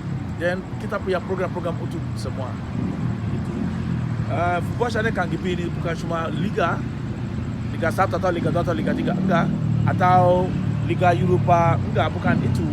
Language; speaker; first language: Indonesian; non-native, fluent; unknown